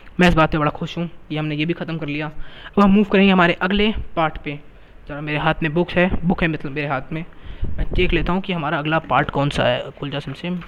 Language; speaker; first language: Hindi; native; Hindi